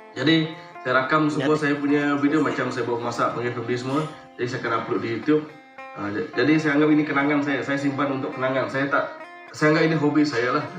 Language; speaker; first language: Malay; non-native, local second language; Iban